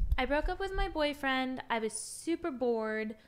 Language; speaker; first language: English; native; English